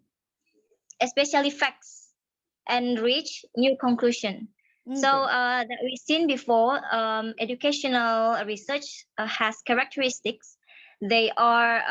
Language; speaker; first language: English; non-native, learner; Indonesian